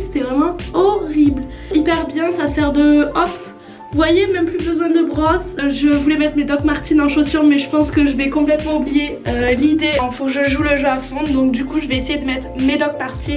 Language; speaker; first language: French; native; French